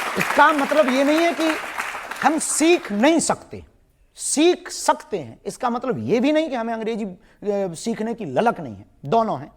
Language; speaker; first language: Hindi; native; Hindi